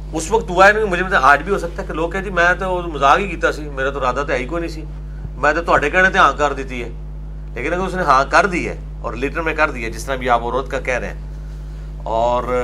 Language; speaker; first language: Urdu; non-native, local second language; Punjabi